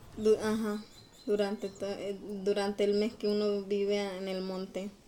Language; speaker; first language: Spanish; non-native, local second language; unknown